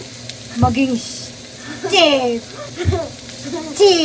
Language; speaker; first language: Japanese; non-native, learner; Cebuano